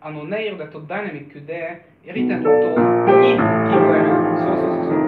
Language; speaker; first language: Japanese; non-native, fluent; Hungarian